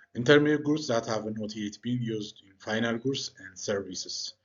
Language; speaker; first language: English; non-native, local second language; Amharic